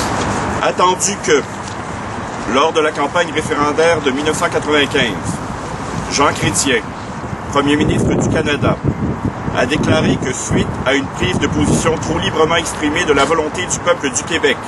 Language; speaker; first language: French; native; French